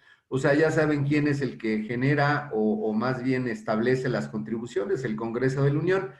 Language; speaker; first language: Spanish; native; Spanish